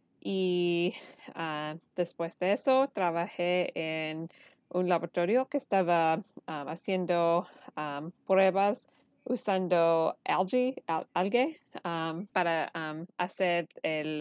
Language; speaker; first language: Spanish; early bilingual, heritage; Spanish